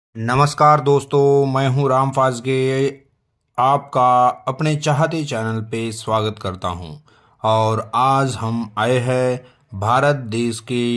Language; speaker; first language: Hindi; non-native, local second language; Marathi